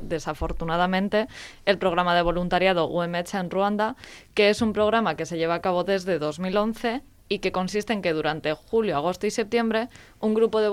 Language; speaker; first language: Spanish; native; Spanish